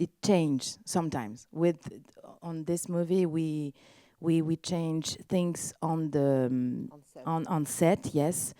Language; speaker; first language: English; non-native, learner; French